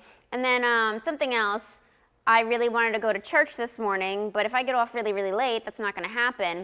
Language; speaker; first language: English; native; English